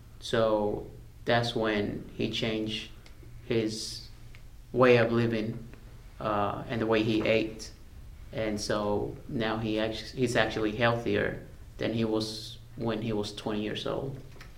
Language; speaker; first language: English; early bilingual, other home language; Spanish